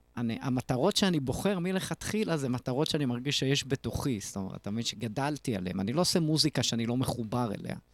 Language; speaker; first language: Hebrew; native; Hebrew